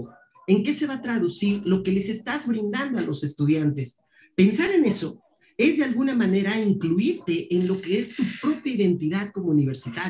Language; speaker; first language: Spanish; native; Spanish